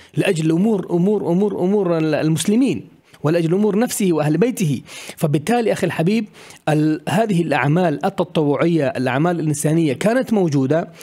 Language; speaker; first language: Arabic; non-native, fluent; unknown